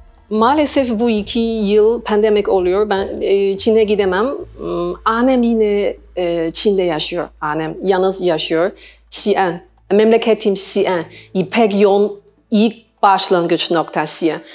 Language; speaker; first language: Turkish; non-native, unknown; Chinese